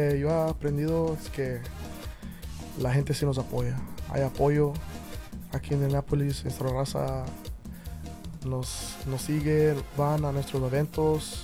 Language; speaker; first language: Spanish; early bilingual, heritage; Spanish